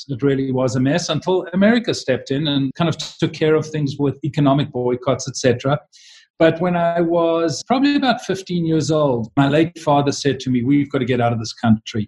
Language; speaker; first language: English; native; English